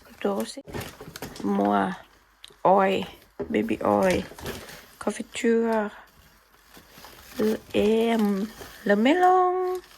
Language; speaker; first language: French; non-native, learner; Thai